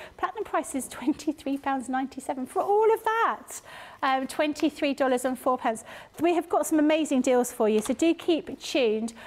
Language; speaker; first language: English; native; English